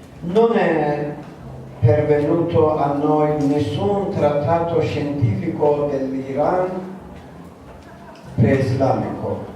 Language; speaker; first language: Italian; non-native, learner; Persian